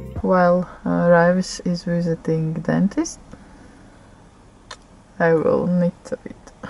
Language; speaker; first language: English; non-native, fluent; Latvian